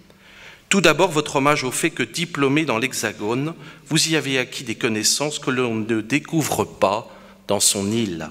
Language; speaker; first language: French; native; French